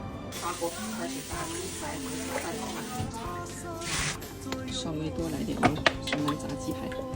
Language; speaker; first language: Chinese; native; Chinese